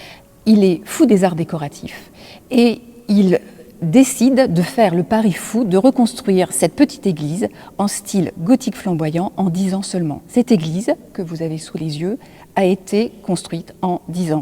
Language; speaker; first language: French; native; French